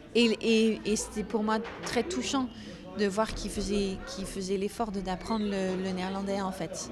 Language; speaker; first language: French; non-native, fluent; Dutch